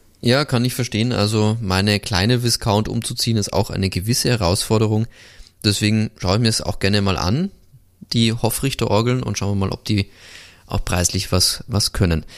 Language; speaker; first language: German; native; German